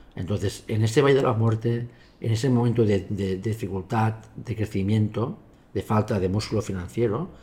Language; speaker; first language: Spanish; native; Spanish